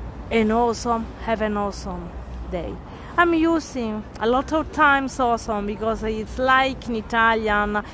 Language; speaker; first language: English; non-native, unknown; Italian